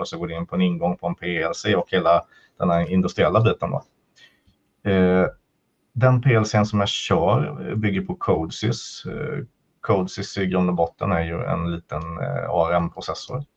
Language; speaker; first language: Swedish; native; Swedish